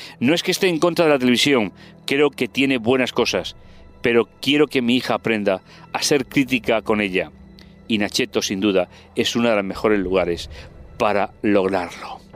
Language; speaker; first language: Spanish; native; Spanish